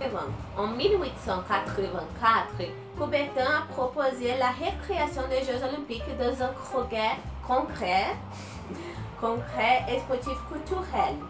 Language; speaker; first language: French; non-native, learner; Portuguese